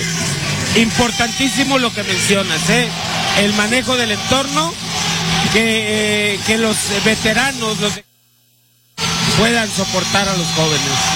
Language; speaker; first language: Spanish; native; Spanish